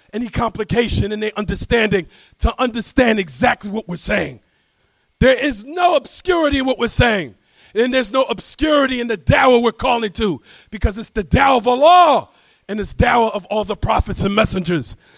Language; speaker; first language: English; native; English